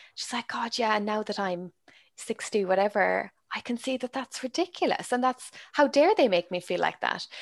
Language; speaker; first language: English; native; English